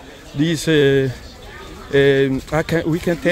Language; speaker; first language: English; non-native, learner; Lingala